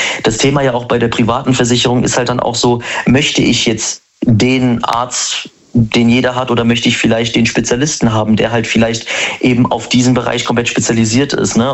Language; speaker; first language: German; native; German